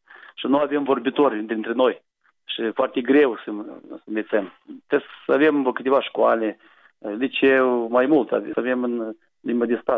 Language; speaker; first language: Romanian; non-native, local second language; Gagauz